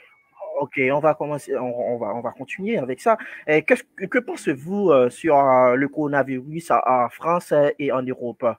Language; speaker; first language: French; non-native, fluent; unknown